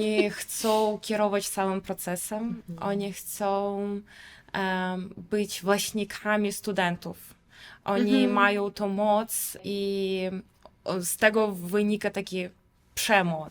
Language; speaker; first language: Polish; non-native, fluent; Russian